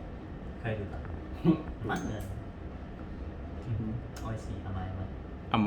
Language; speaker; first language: Japanese; non-native, learner; Vietnamese